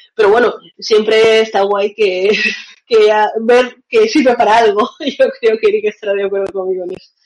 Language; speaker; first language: Spanish; early bilingual, other home language; Russian